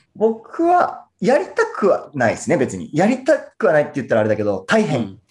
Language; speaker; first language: Japanese; native; Japanese